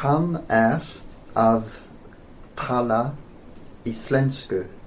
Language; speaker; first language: Icelandic; non-native, learner; English